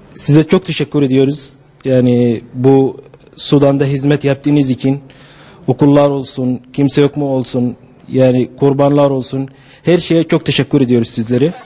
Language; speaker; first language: Turkish; non-native, learner; Arabic